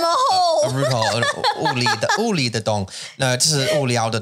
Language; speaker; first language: Chinese; non-native, learner; English